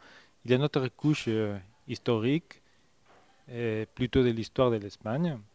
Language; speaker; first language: French; non-native, fluent; Spanish